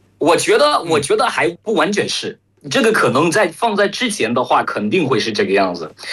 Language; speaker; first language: Chinese; non-native, fluent; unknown